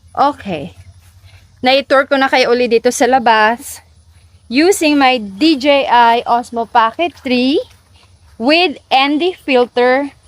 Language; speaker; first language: Filipino; native; Filipino